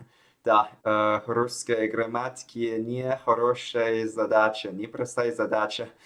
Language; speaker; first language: Russian; non-native, learner; Chinese